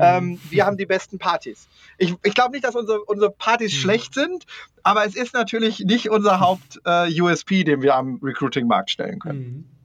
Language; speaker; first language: German; native; German